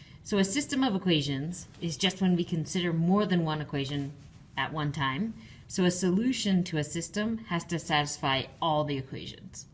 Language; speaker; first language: English; native; English